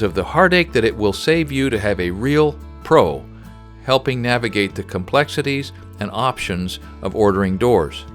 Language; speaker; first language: English; native; English